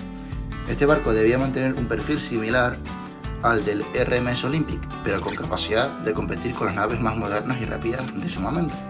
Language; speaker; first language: Spanish; native; Spanish